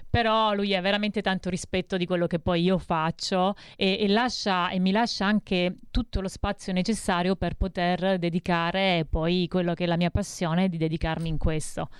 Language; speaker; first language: Italian; native; Italian